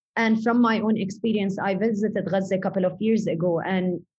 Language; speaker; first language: English; early bilingual, other home language; Arabic